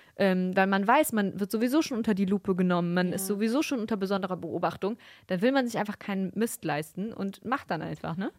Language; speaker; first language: German; early bilingual, other home language; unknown